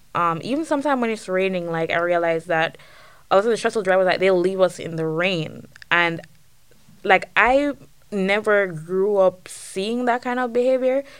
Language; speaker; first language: English; native; English